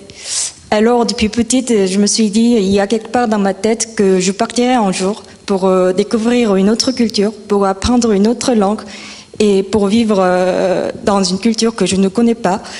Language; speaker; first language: French; non-native, fluent; Korean